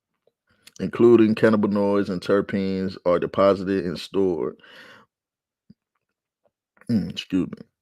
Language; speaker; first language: English; native; English